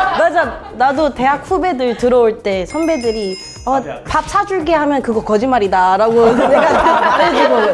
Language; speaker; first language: Korean; early bilingual, heritage; Korean